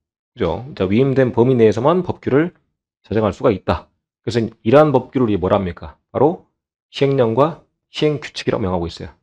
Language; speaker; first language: Korean; native; Korean